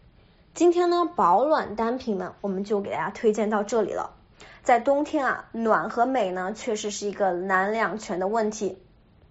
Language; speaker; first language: Chinese; native; Chinese